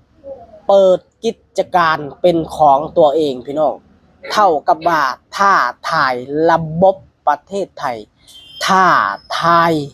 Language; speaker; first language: Thai; non-native, local second language; Lao